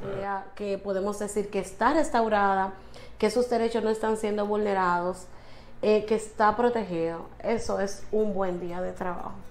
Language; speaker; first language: Spanish; native; Spanish